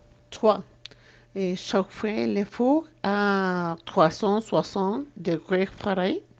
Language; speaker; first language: French; non-native, learner; Spanish